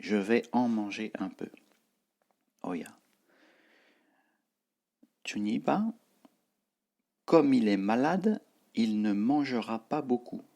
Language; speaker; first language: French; non-native, fluent; Tibetan